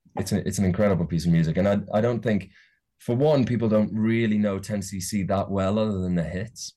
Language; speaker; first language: English; native; English